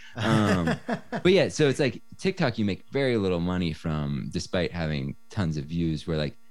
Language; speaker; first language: English; native; English